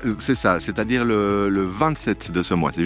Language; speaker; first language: French; native; French